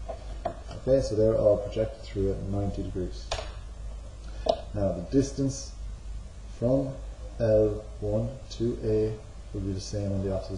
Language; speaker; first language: English; native; English